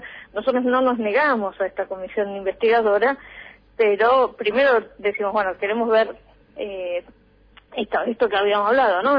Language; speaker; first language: Spanish; native; Spanish